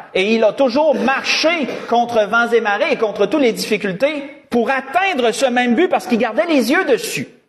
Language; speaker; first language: French; native; French